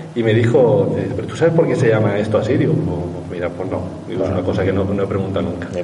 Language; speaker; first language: Spanish; native; Spanish